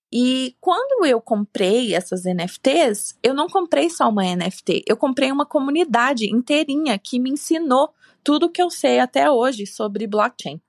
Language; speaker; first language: Portuguese; native; Portuguese